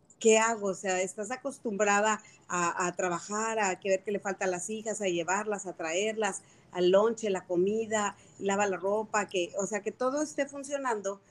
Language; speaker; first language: Spanish; native; Spanish